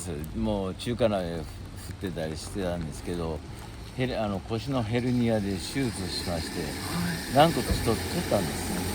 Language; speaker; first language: Japanese; native; Japanese